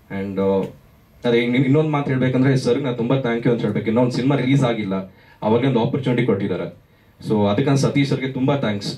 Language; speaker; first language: Kannada; native; Kannada